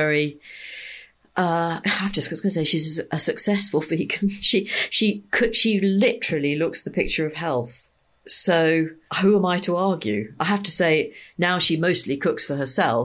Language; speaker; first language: English; native; English